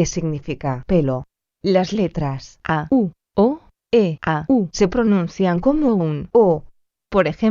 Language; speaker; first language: Spanish; non-native, fluent; French